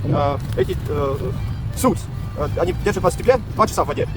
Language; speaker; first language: Russian; native; Russian